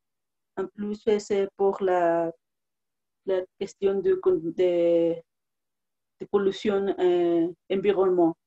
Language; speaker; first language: French; non-native, learner; Spanish